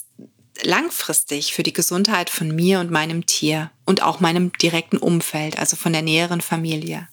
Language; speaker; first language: German; native; German